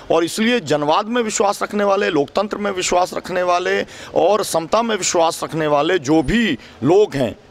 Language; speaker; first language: Hindi; native; Hindi